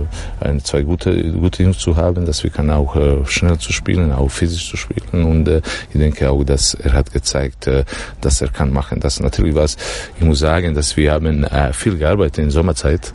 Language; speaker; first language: German; non-native, learner; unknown